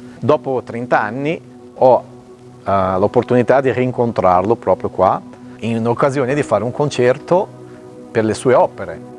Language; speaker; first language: Italian; non-native, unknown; Portuguese